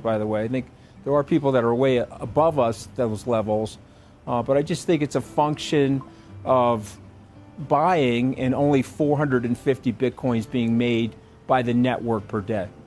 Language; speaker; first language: English; native; English